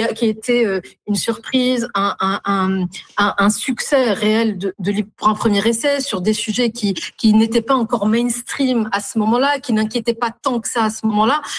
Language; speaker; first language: French; non-native, local second language; Arabic